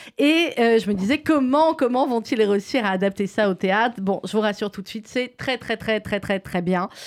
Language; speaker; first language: French; native; French